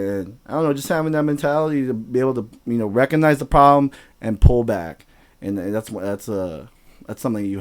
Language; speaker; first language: English; native; English